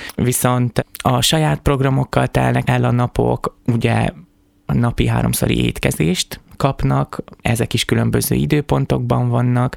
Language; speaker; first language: Hungarian; native; Hungarian